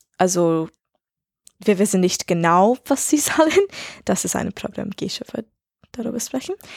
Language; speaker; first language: German; non-native, learner; English